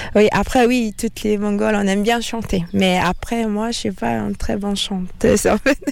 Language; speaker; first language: French; non-native, fluent; Mongolian